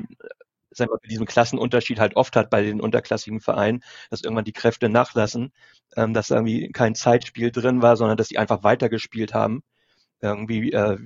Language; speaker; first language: German; native; German